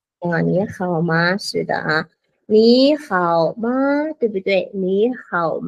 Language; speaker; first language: Chinese; non-native, fluent; Vietnamese